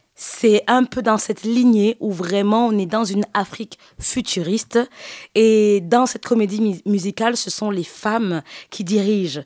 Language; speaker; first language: French; early bilingual, other home language; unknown